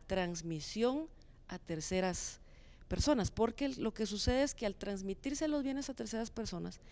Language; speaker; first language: Spanish; native; Spanish